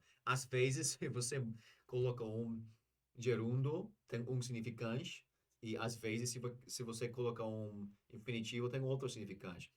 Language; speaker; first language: Portuguese; non-native, learner; English